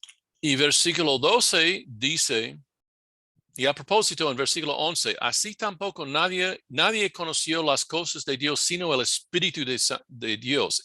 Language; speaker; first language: Spanish; non-native, fluent; English